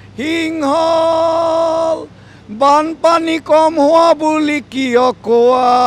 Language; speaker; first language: Assamese; native; Assamese